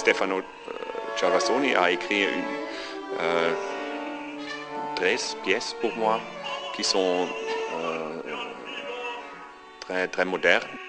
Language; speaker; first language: French; non-native, fluent; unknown